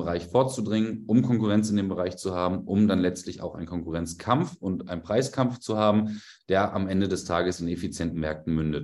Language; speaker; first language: German; native; German